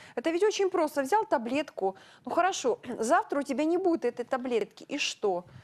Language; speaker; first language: Russian; native; Russian